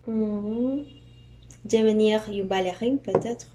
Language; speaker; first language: French; non-native, learner; Spanish